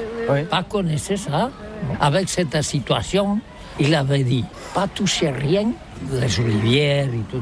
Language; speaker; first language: French; non-native, learner; Catalan